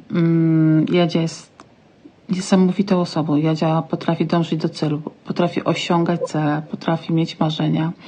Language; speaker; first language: Polish; native; Polish